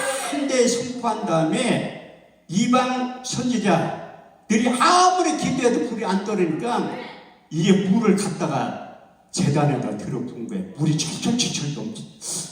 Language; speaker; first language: Korean; native; Korean